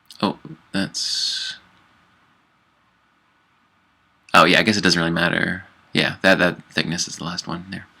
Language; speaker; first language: English; native; English